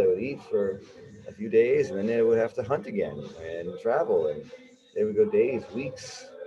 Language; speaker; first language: English; native; English